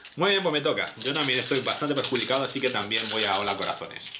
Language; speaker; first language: Spanish; native; Spanish